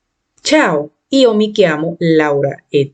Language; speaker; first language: Italian; non-native, fluent; Spanish